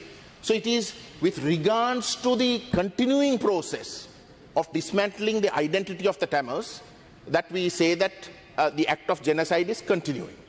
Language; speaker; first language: English; non-native, local second language; Tamil